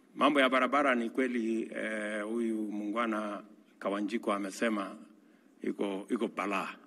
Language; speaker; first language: Swahili; non-native, local second language; Kalenjin